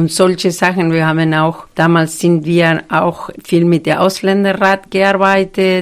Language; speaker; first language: German; non-native, fluent; Spanish